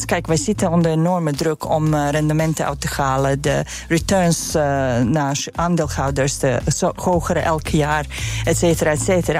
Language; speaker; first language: Dutch; non-native, fluent; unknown